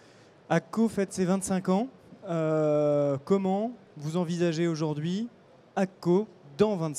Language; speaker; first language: French; native; French